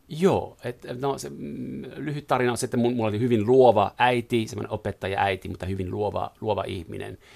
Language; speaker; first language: Finnish; non-native, fluent; French